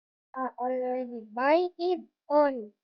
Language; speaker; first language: English; non-native, learner; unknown